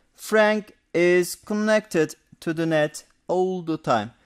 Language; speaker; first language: English; non-native, fluent; Turkish